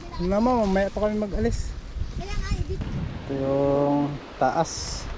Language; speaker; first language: Filipino; non-native, local second language; Cebuano